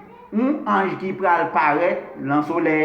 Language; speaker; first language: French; non-native, local second language; Haitian Creole